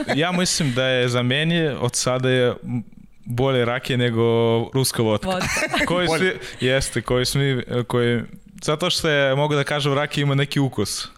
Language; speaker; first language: Serbian; non-native, learner; Russian